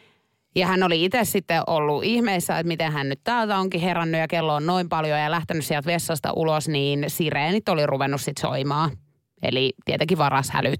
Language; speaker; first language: Finnish; native; Finnish